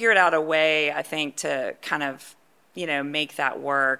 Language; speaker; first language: English; native; English